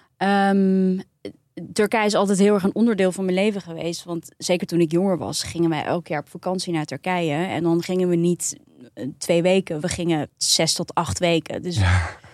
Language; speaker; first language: Dutch; early bilingual, other home language; Turkish